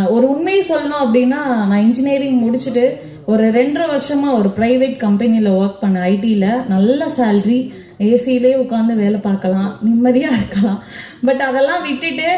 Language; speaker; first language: Tamil; native; Tamil